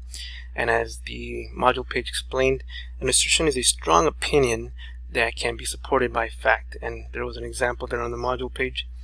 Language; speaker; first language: English; native; English